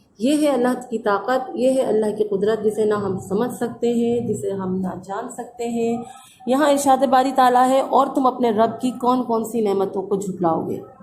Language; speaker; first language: Urdu; native; Urdu